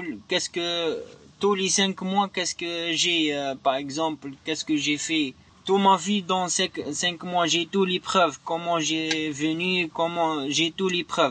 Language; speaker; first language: French; non-native, learner; Arabic